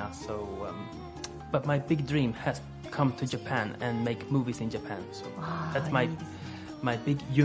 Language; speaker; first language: English; non-native, fluent; Swedish